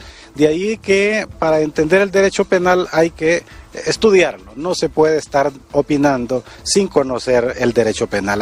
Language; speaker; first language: Spanish; native; Spanish